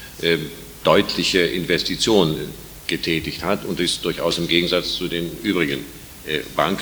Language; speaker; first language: German; native; German